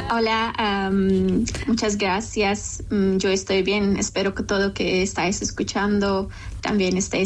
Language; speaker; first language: Spanish; non-native, local second language; Persian